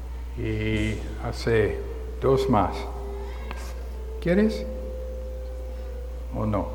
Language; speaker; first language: Spanish; non-native, learner; English